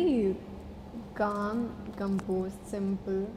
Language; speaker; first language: Telugu; non-native, fluent; Malayalam